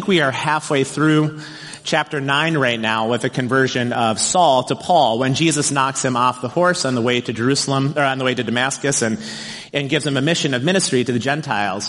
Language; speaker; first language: English; native; English